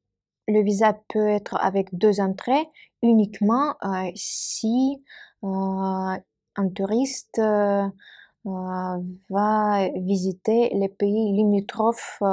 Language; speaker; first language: French; non-native, fluent; Russian